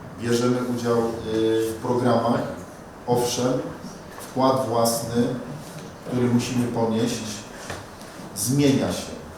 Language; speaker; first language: Polish; native; Polish